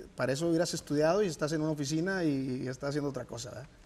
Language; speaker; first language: Spanish; native; Spanish